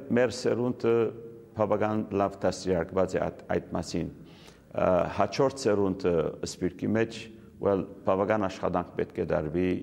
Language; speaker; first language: Armenian; early bilingual, heritage; Arabic